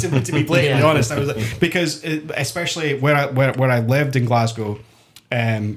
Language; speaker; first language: English; native; English